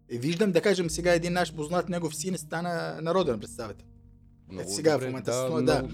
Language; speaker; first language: Bulgarian; non-native, fluent; Arabic